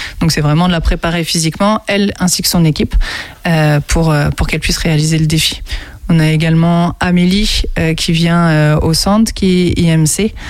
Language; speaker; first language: French; native; French